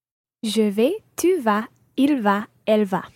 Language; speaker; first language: French; non-native, learner; English